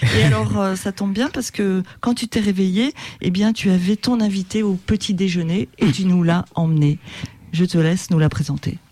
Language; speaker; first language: French; native; French